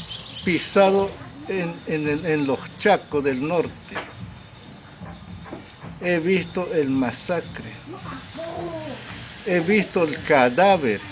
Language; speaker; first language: Spanish; non-native, local second language; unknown